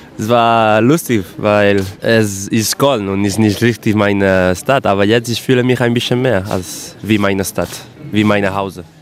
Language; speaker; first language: German; non-native, learner; Catalan